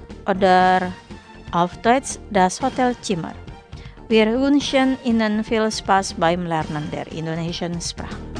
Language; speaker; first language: German; non-native, fluent; Indonesian